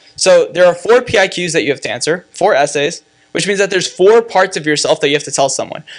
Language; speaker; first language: English; native; English